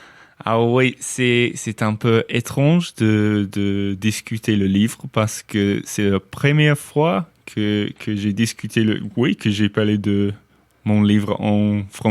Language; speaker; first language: French; non-native, fluent; English